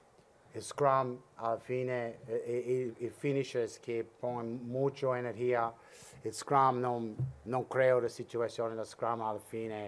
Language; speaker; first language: Spanish; non-native, learner; English